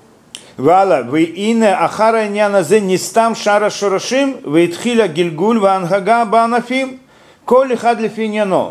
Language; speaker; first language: Hebrew; non-native, fluent; Russian